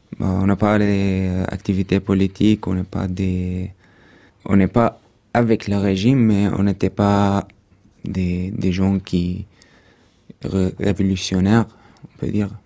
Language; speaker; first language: French; non-native, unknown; Arabic